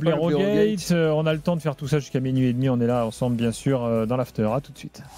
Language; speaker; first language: French; native; French